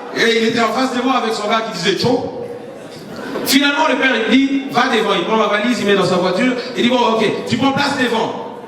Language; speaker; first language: French; non-native, local second language; Lingala